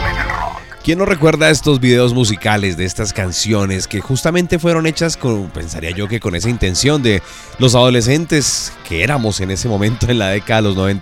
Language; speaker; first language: Spanish; native; Spanish